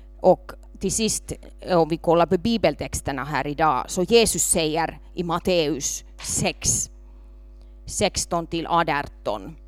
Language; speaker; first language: Swedish; non-native, local second language; Finnish